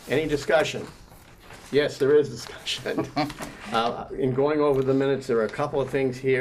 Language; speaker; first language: English; native; English